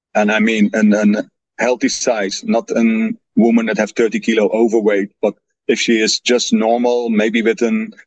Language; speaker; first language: English; non-native, fluent; Dutch